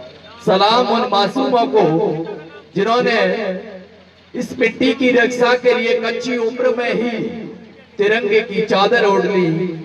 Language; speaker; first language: Hindi; native; Hindi